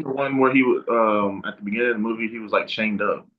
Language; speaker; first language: English; native; English